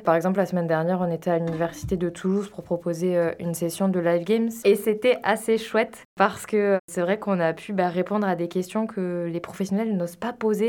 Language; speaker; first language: French; native; French